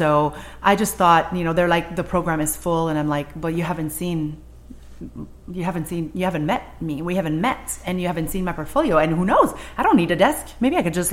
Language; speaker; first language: English; non-native, fluent; French